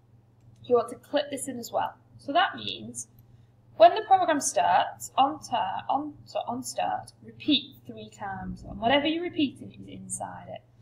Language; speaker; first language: English; native; English